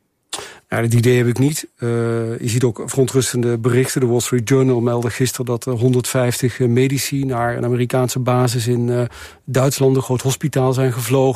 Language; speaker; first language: Dutch; native; Dutch